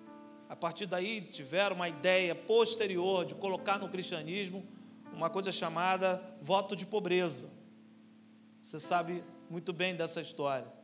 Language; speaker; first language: Portuguese; native; Portuguese